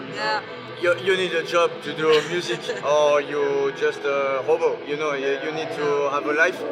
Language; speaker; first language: English; non-native, fluent; French